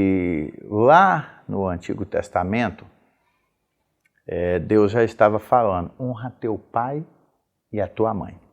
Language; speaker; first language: Portuguese; native; Portuguese